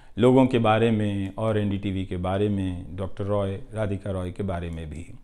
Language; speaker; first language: Hindi; non-native, local second language; Bhojpuri